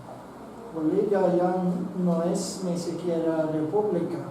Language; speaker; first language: Spanish; non-native, fluent; Swedish